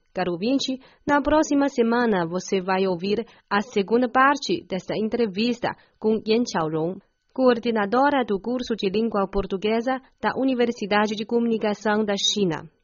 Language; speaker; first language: Portuguese; non-native, fluent; Chinese